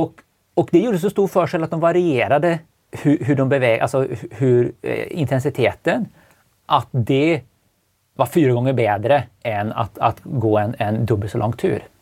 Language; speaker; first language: Swedish; native; Swedish